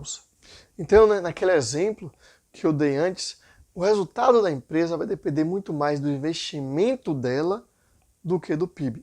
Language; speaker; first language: Portuguese; native; Portuguese